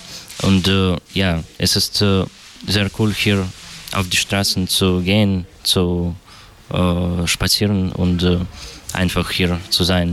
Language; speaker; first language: German; non-native, learner; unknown